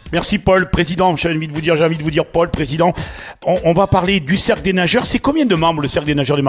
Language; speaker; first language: French; native; French